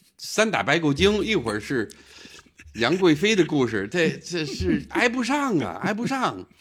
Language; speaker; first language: Chinese; non-native, fluent; English